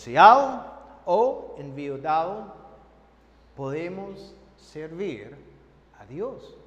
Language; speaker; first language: Spanish; non-native, fluent; English